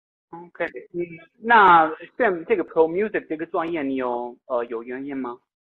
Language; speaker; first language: Chinese; non-native, fluent; Italian